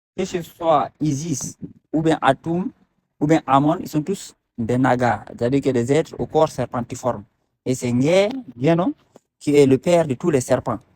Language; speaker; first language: French; non-native, local second language; Fula